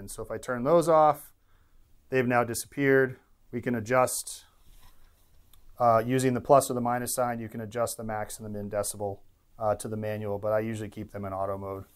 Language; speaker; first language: English; native; English